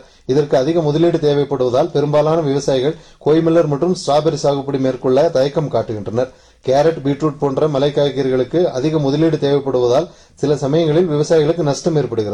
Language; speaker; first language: Tamil; native; Tamil